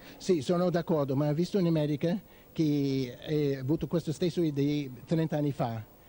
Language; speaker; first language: Italian; non-native, fluent; English